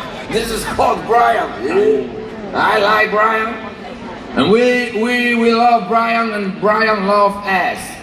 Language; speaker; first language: English; non-native, learner; Polish